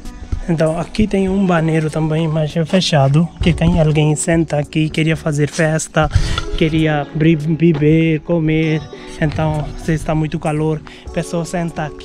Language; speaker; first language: Portuguese; non-native, learner; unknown